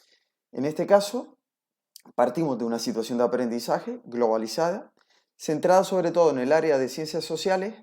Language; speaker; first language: Spanish; native; Spanish